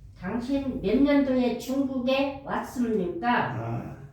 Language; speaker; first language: Korean; non-native, learner; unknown